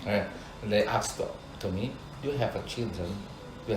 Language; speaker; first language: English; non-native, local second language; Indonesian